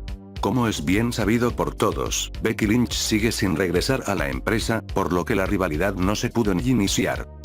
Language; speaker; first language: Spanish; native; Spanish